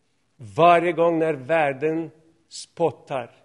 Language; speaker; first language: Swedish; non-native, fluent; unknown